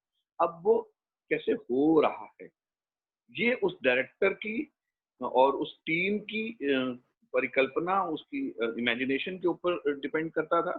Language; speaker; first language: Hindi; native; Hindi